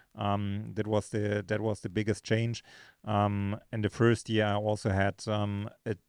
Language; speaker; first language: English; non-native, fluent; German